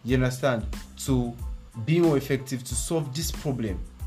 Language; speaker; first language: English; non-native, local second language; Yoruba